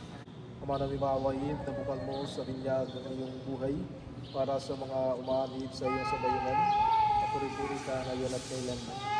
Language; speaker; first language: Filipino; native; Filipino